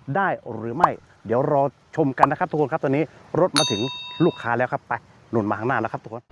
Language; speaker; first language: Thai; native; Thai